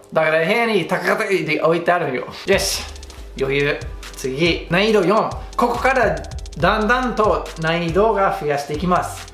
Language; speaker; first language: Japanese; non-native, fluent; English